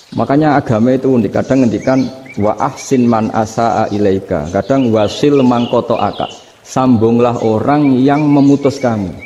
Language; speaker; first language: Indonesian; non-native, local second language; Javanese